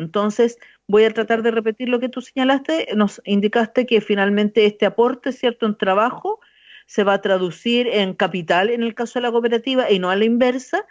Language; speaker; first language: Spanish; native; Spanish